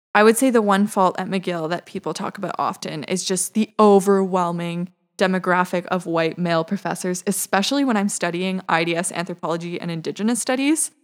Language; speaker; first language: English; native; English